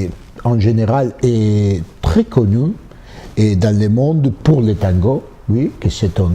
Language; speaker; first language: French; non-native, fluent; Spanish